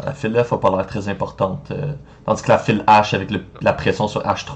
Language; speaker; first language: French; native; French